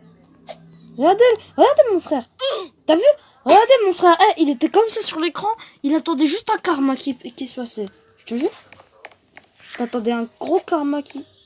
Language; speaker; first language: French; native; French